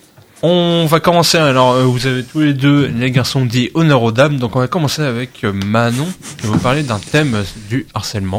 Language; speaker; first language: French; native; French